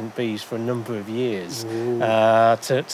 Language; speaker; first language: English; native; English